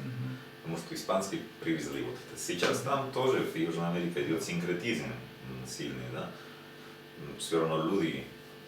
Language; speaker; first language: Russian; non-native, learner; Spanish